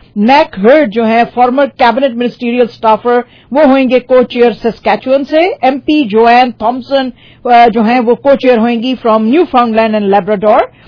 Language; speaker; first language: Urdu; non-native, local second language; Punjabi